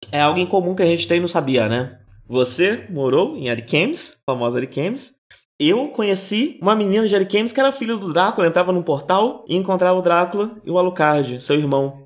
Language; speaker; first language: Portuguese; native; Portuguese